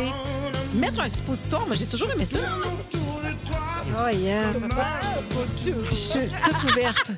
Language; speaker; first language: French; native; French